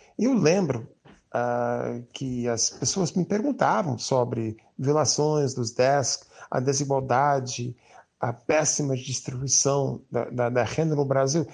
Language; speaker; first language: Portuguese; non-native, fluent; English